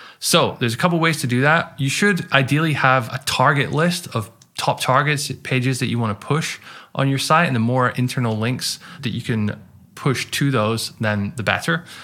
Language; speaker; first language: English; native; English